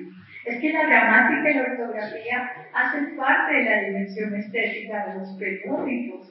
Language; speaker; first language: Spanish; native; Spanish